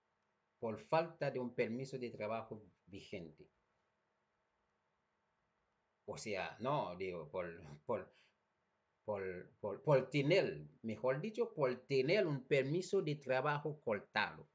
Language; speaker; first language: Spanish; non-native, fluent; Haitian Creole